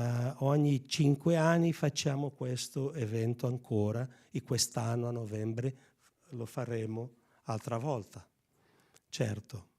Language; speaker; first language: Italian; non-native, fluent; Portuguese